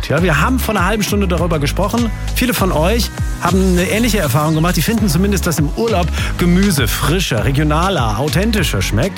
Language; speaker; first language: German; native; German